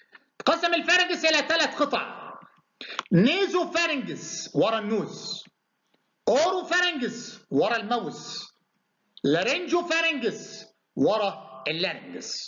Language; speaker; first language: Arabic; native; Arabic